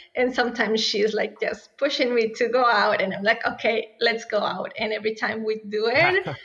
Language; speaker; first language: English; non-native, fluent; Spanish